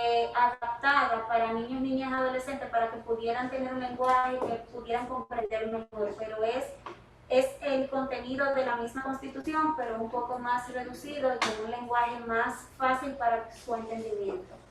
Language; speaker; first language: Spanish; native; Spanish